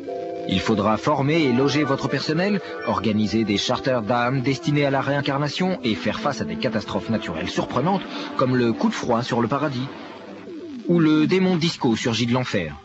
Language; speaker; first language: French; native; French